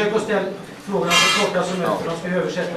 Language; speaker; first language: Swedish; native; Swedish